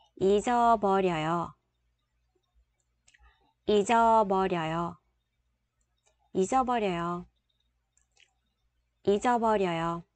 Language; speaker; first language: Korean; non-native, fluent; Vietnamese